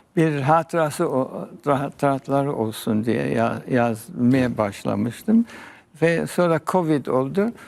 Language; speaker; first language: Turkish; early bilingual, heritage; Arabic